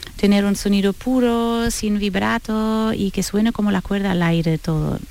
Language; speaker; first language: Spanish; non-native, fluent; German